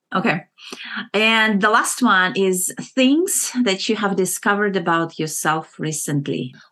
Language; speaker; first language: English; non-native, fluent; Kazakh